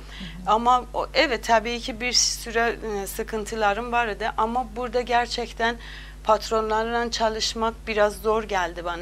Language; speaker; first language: Turkish; non-native, learner; Azerbaijani